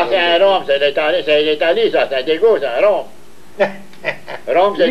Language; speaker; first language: French; native; French